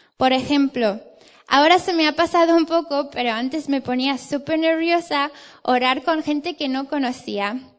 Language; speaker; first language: Spanish; non-native, fluent; English